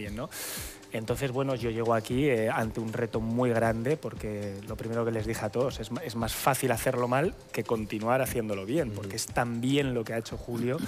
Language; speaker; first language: Spanish; native; Spanish